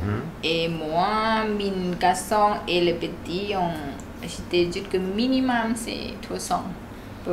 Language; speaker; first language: French; non-native, learner; Thai